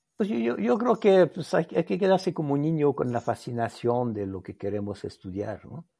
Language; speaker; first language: Spanish; non-native, fluent; French